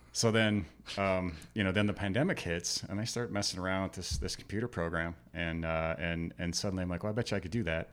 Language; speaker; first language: English; native; English